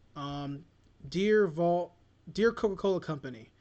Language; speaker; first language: English; early bilingual, other home language; Filipino